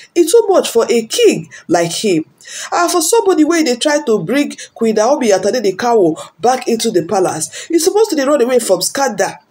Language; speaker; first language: Nigerian Pidgin; non-native, local second language; Yoruba